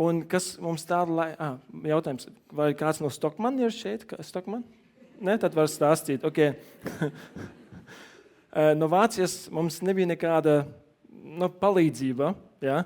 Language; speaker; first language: Latvian; non-native, learner; German